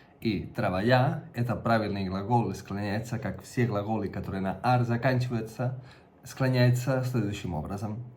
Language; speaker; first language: Russian; non-native, fluent; Catalan